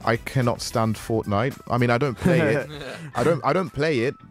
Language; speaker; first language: English; native; English